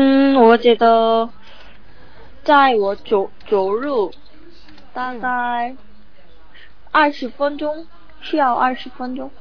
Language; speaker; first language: Chinese; non-native, learner; Korean